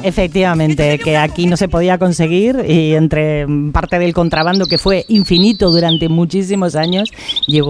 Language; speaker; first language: Spanish; native; Spanish